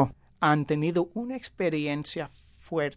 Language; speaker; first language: Spanish; non-native, fluent; English